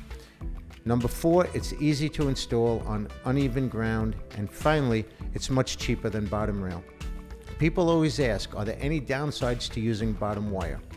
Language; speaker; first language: English; native; English